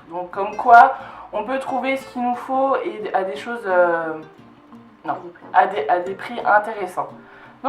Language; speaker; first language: French; native; French